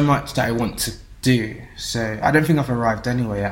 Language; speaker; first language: English; native; English